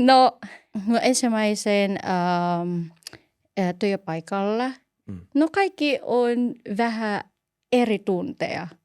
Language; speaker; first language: Finnish; non-native, learner; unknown